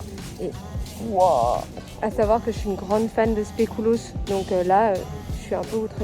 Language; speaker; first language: French; native; French